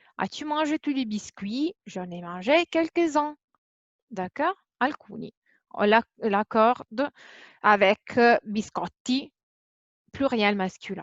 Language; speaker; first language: French; non-native, fluent; Italian